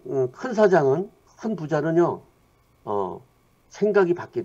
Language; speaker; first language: Korean; native; Korean